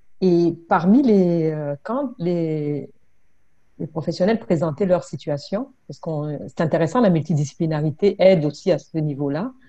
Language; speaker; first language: French; non-native, local second language; Kinyarwanda